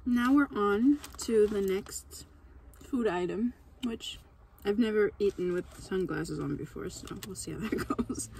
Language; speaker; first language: English; non-native, fluent; Turkish